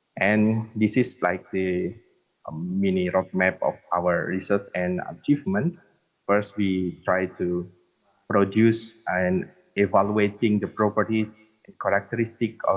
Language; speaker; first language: English; non-native, fluent; Indonesian